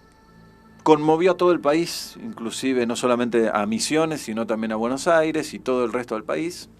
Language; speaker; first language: Spanish; native; Spanish